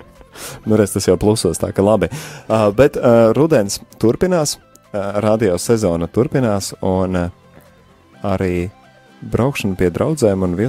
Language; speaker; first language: Latvian; native; Latvian